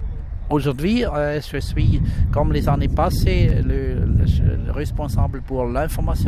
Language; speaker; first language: French; non-native, local second language; German